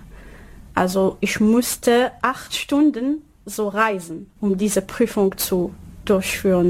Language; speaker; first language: German; non-native, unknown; Arabic